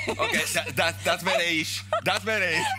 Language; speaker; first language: German; non-native, fluent; Spanish